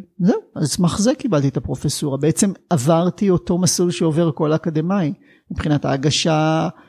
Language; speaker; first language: Hebrew; native; Hebrew